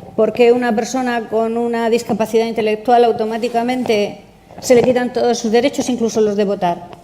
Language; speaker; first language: Spanish; native; Spanish